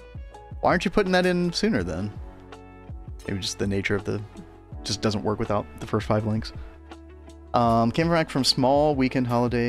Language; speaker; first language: English; native; English